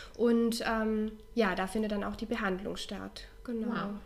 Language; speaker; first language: German; native; German